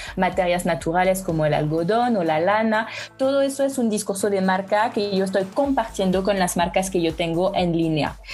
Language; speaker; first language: Spanish; non-native, fluent; French